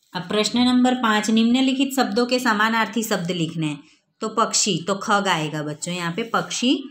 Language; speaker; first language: Hindi; non-native, local second language; Gujarati